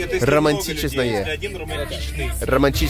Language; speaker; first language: Russian; non-native, learner; Portuguese